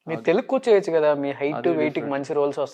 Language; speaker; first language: Telugu; native; Telugu